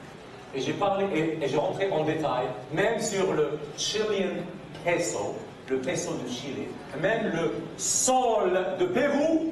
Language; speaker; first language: French; non-native, fluent; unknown